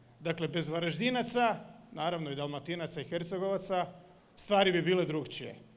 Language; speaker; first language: Croatian; native; Croatian